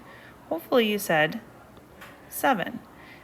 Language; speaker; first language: English; native; English